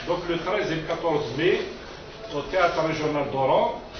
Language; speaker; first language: French; non-native, local second language; Kabyle